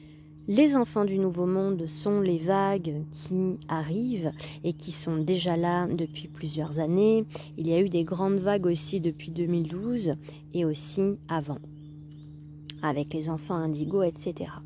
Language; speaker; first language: French; native; French